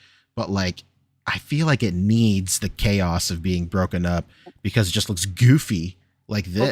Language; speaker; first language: English; native; English